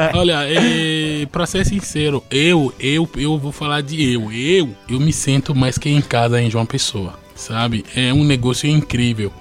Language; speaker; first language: Portuguese; non-native, fluent; Fon